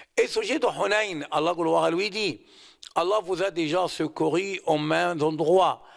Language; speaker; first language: French; non-native, fluent; Arabic